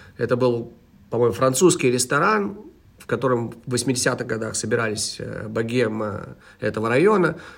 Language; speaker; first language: Russian; early bilingual, heritage; Russian